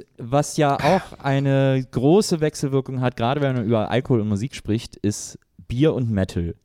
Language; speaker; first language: German; native; German